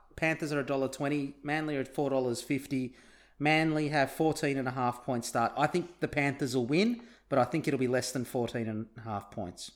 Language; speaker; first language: English; early bilingual, other home language; Turkish